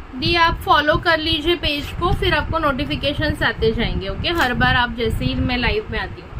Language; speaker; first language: Hindi; non-native, local second language; Marathi